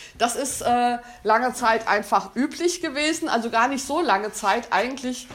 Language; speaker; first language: German; native; German